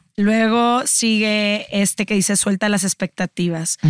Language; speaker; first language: Spanish; native; Spanish